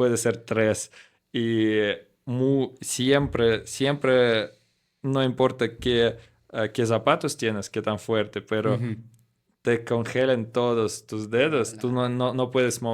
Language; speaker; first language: Spanish; non-native, learner; Russian